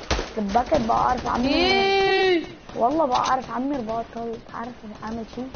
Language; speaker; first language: Arabic; native; Arabic